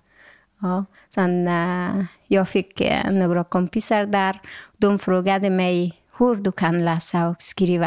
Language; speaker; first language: Swedish; non-native, local second language; Persian